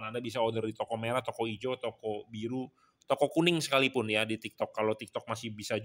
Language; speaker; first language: Indonesian; native; Indonesian